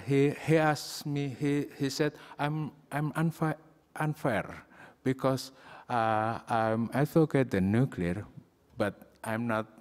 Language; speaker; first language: English; non-native, learner; Indonesian